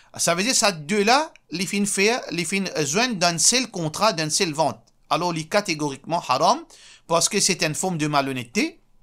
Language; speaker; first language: French; non-native, local second language; Morisyen